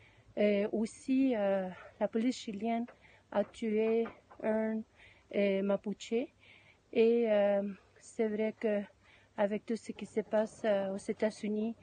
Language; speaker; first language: French; non-native, fluent; Spanish